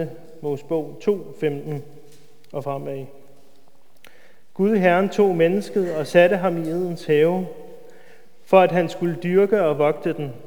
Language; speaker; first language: Danish; native; Danish